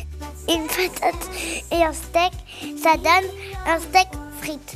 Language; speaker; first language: French; native; French